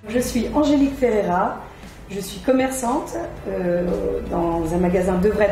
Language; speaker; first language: French; native; French